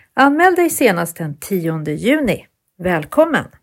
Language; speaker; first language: Swedish; native; Swedish